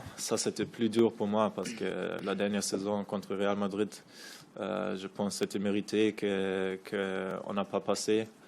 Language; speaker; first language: French; non-native, fluent; German